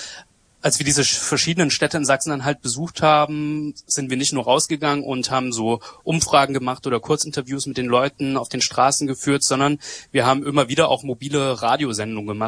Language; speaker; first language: German; native; German